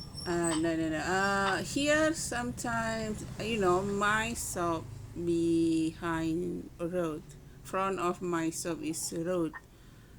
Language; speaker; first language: English; non-native, learner; Indonesian